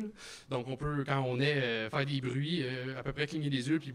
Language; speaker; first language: French; native; French